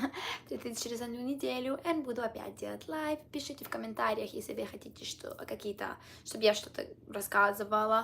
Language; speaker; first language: Russian; early bilingual, heritage; Russian